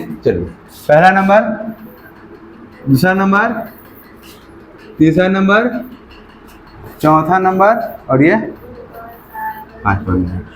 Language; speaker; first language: Hindi; native; Hindi